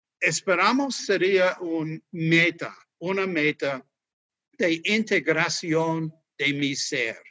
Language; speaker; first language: Spanish; non-native, learner; English